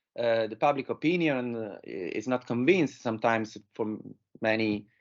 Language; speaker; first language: English; non-native, fluent; Italian